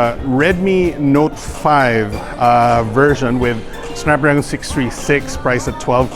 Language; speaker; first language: English; non-native, local second language; Filipino